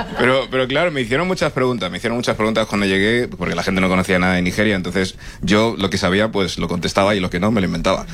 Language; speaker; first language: Spanish; early bilingual, other home language; English